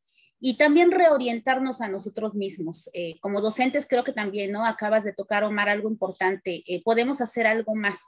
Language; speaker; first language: Spanish; native; Spanish